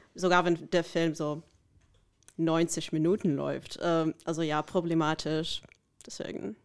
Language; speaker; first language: German; non-native, fluent; Korean